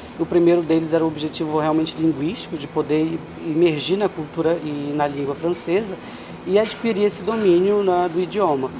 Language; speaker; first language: Portuguese; native; Portuguese